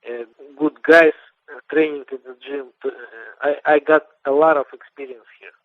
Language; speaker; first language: English; non-native, learner; Russian